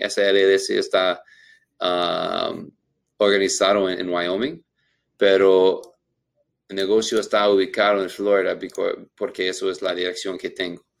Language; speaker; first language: Spanish; non-native, learner; English